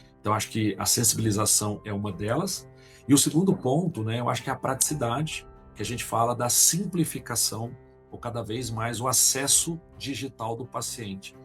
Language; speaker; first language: Portuguese; native; Portuguese